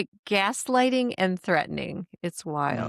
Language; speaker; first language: English; native; English